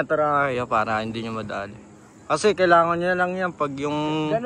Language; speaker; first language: Filipino; native; Filipino